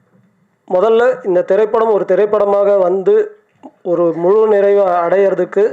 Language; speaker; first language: Tamil; native; Tamil